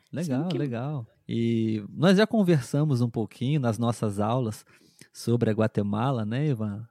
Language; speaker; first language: Portuguese; native; Portuguese